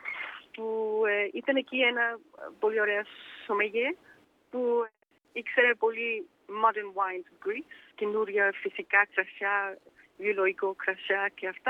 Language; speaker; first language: Greek; early bilingual, heritage; Danish